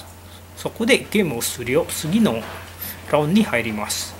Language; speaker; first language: Japanese; non-native, learner; Indonesian